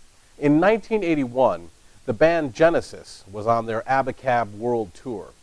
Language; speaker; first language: English; native; English